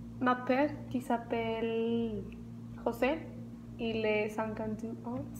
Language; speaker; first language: French; non-native, learner; Spanish